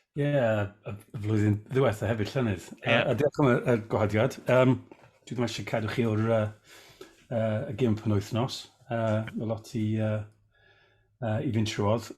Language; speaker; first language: Welsh; non-native, local second language; English